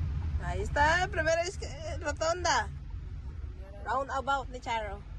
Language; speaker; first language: Spanish; non-native, learner; Filipino